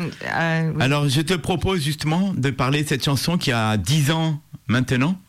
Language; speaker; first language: French; native; French